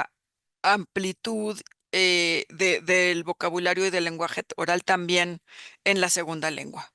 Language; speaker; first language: Spanish; native; Spanish